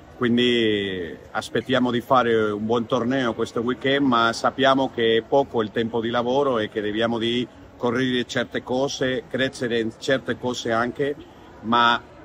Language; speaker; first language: Italian; non-native, learner; Spanish